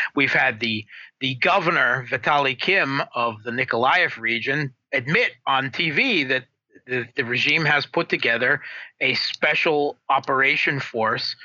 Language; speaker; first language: English; native; English